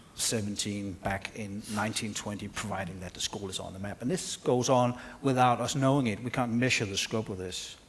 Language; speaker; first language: English; non-native, fluent; Danish